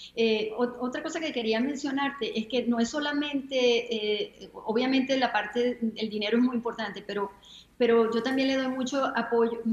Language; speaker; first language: Spanish; native; Spanish